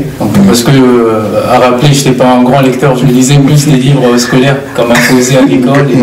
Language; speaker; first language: French; native; French